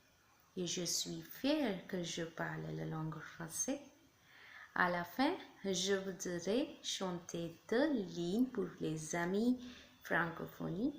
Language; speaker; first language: French; non-native, learner; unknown